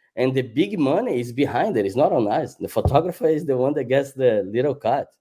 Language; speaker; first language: English; non-native, fluent; Portuguese